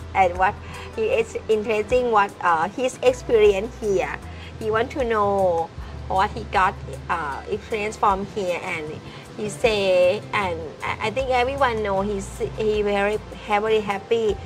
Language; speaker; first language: English; non-native, learner; Thai